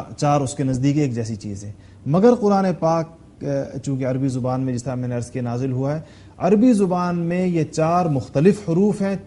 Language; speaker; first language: Urdu; non-native, local second language; Pashto